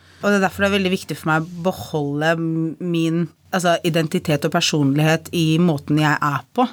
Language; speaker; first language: Norwegian; early bilingual, other home language; Arabic